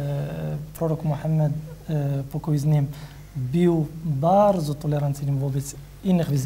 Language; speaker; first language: Polish; non-native, learner; Arabic